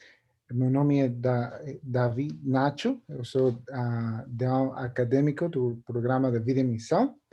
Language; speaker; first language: Portuguese; non-native, learner; Spanish